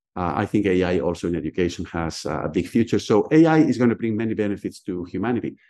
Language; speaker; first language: English; non-native, fluent; Spanish